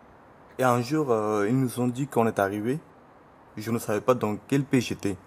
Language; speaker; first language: French; non-native, fluent; Bangla